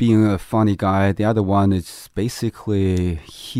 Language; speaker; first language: English; non-native, fluent; Chinese